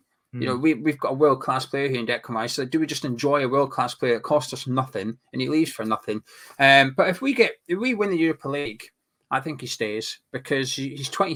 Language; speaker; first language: English; native; English